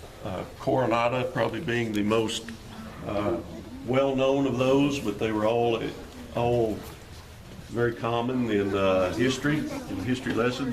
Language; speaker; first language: English; native; English